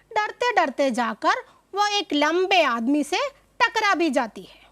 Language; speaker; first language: Hindi; non-native, local second language; Malayalam